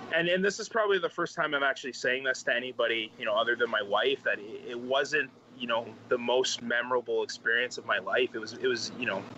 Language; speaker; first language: English; native; English